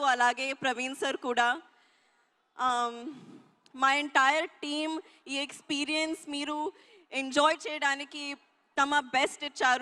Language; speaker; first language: Telugu; non-native, learner; Hindi